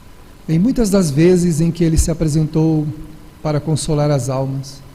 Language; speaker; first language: Portuguese; native; Portuguese